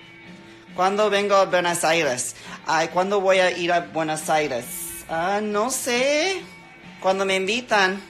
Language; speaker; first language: Spanish; non-native, learner; English